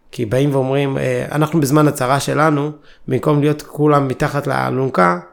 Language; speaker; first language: Hebrew; early bilingual, other home language; Amharic